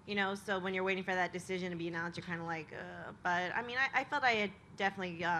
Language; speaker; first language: English; native; English